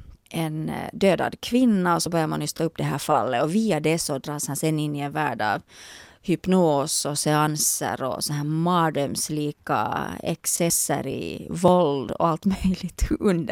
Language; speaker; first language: Swedish; native; Swedish